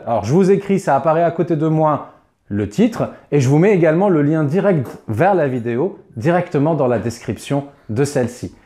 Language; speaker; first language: French; native; French